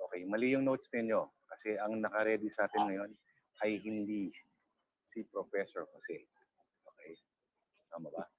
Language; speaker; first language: Filipino; non-native, local second language; Cebuano